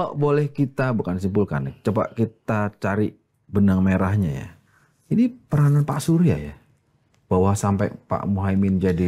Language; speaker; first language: Indonesian; native; Indonesian